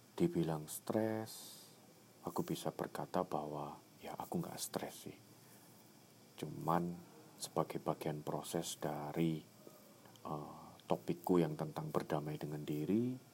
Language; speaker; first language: Indonesian; native; Indonesian